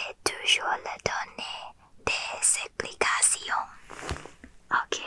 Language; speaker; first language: French; non-native, learner; Thai